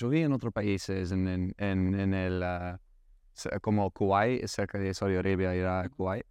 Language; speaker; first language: Spanish; non-native, learner; English